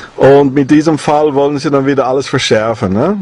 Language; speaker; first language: German; non-native, fluent; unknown